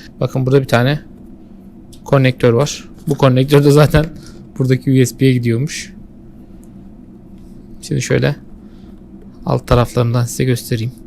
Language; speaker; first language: Turkish; native; Turkish